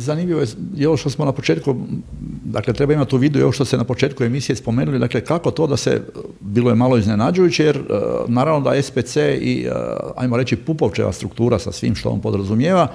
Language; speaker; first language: Croatian; native; Croatian